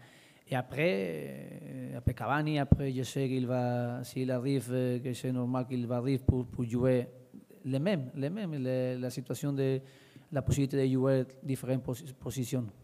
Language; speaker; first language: French; non-native, learner; Spanish